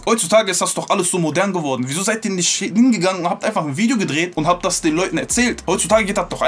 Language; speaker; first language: German; native; German